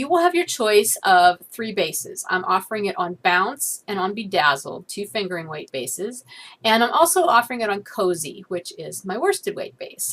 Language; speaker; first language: English; native; English